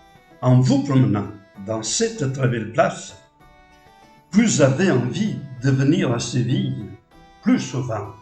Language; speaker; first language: French; non-native, fluent; Portuguese